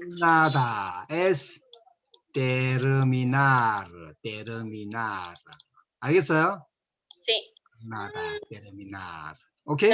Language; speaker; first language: Spanish; non-native, learner; Korean